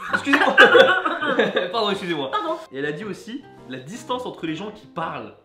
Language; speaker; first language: French; native; French